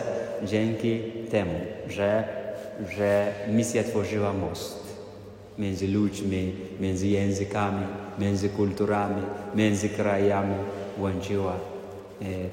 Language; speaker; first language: Polish; non-native, fluent; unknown